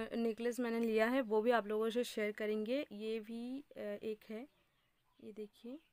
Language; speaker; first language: Hindi; non-native, local second language; Bangla